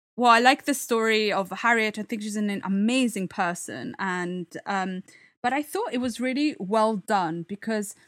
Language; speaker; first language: English; non-native, fluent; Italian